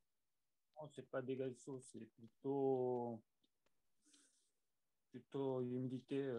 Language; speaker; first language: French; non-native, learner; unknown